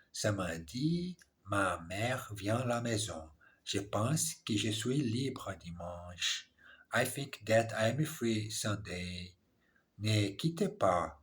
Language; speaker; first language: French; non-native, learner; English